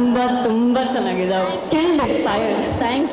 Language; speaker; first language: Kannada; non-native, learner; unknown